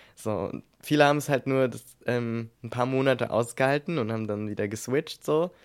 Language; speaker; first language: German; native; German